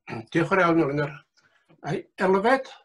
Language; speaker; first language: Welsh; native; Welsh